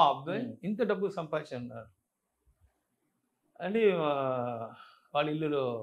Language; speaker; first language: Telugu; non-native, learner; Tamil